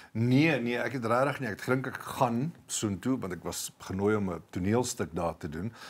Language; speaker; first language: Afrikaans; native; Afrikaans